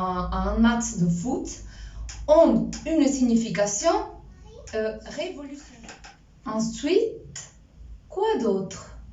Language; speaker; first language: French; non-native, fluent; Spanish